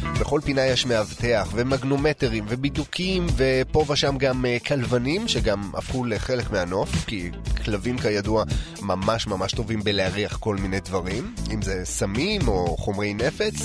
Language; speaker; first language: Hebrew; native; Hebrew